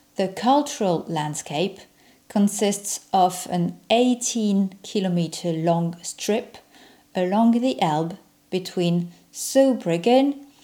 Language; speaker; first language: English; non-native, fluent; French